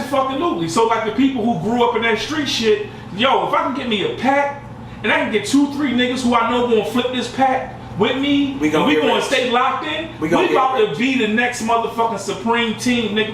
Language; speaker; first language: English; native; English